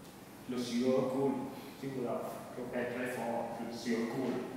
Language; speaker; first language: French; non-native, learner; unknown